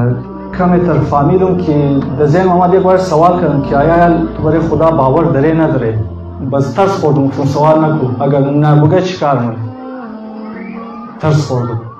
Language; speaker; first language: Persian; native; Persian